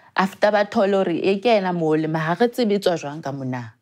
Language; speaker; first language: English; non-native, local second language; Southern Sotho